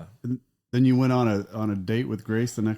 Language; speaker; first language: English; native; English